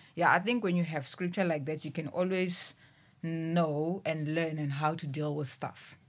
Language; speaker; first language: English; non-native, local second language; Venda